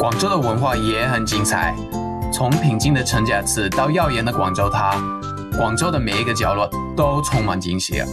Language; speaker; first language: Chinese; non-native, fluent; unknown